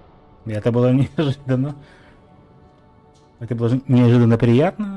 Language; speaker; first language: Russian; native; Russian